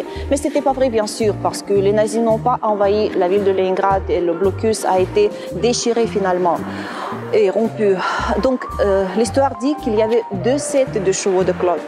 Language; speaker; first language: French; non-native, fluent; Russian